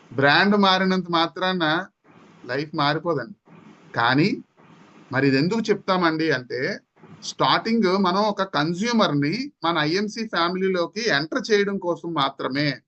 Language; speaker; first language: Telugu; native; Telugu